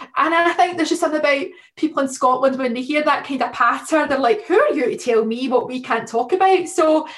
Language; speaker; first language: English; native; English